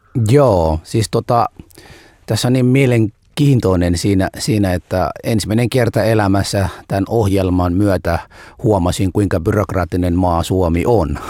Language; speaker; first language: Finnish; non-native, fluent; Somali